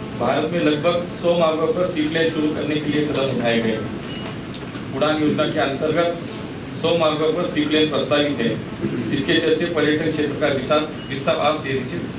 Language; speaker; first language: Hindi; non-native, local second language; Marathi